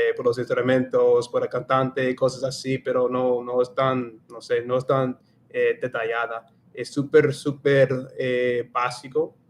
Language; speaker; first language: Spanish; non-native, learner; English